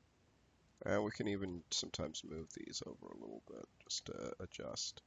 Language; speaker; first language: English; native; English